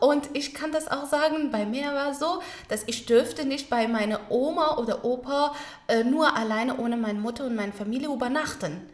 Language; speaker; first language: German; non-native, fluent; Pashto